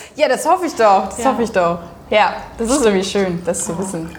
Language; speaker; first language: German; native; German